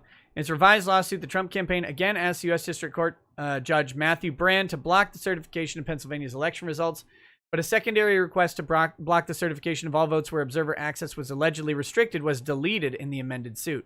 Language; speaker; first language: English; native; English